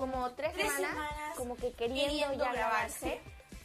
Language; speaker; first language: Spanish; native; Spanish